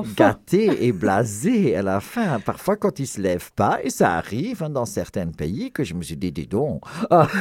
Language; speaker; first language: French; non-native, fluent; Dutch